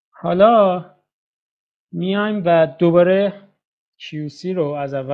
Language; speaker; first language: Persian; native; Persian